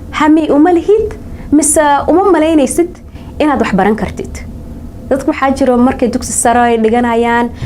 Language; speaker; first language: Somali; early bilingual, heritage; Somali